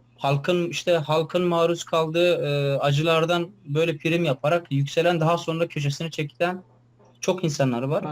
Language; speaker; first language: Turkish; non-native, local second language; Kurdish